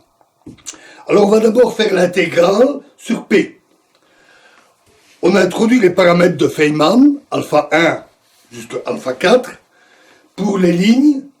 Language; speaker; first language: French; native; French